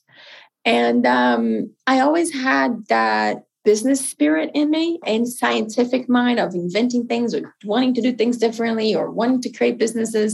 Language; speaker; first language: English; non-native, fluent; Portuguese